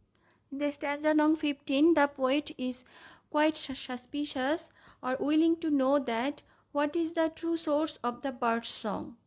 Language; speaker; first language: English; non-native, local second language; Bangla